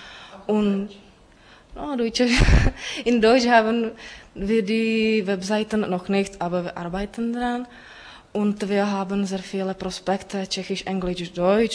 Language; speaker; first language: German; non-native, fluent; Czech